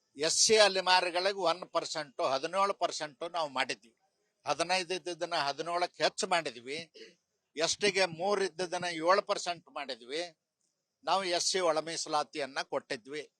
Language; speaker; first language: Kannada; native; Kannada